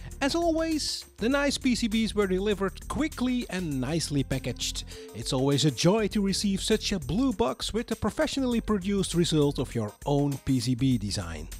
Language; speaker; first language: English; non-native, fluent; Dutch